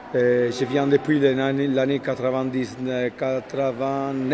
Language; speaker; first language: French; non-native, fluent; Spanish